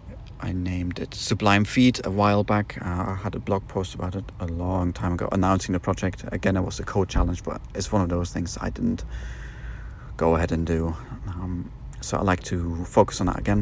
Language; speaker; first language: English; non-native, fluent; German